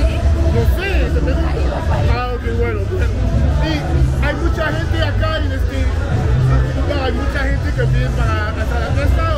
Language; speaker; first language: Spanish; non-native, learner; English